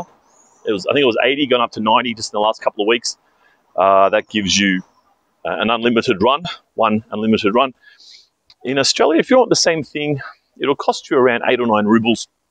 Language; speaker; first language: English; native; English